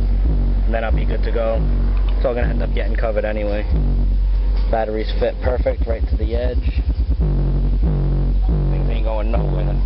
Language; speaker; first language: English; native; English